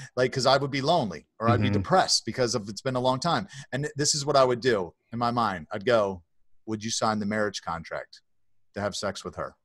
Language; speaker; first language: English; native; English